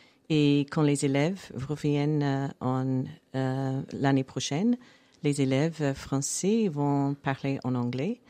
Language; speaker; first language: French; non-native, fluent; English